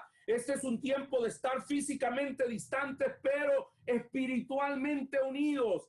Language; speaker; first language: Spanish; native; Spanish